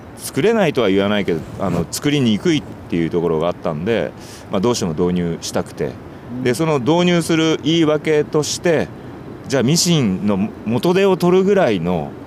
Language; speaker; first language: Japanese; native; Japanese